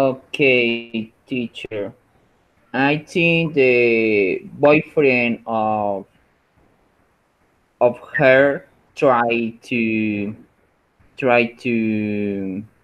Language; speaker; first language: English; non-native, learner; Spanish